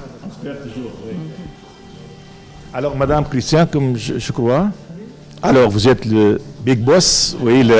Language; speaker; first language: French; non-native, fluent; Arabic